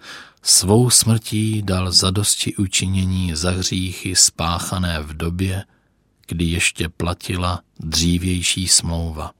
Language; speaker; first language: Czech; native; Czech